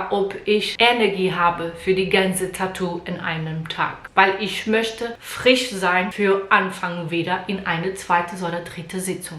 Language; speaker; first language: German; non-native, learner; Portuguese